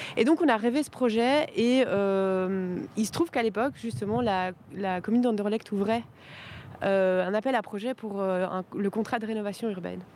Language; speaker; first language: French; native; French